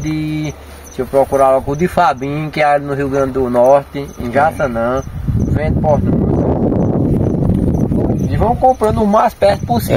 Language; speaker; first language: Portuguese; native; Portuguese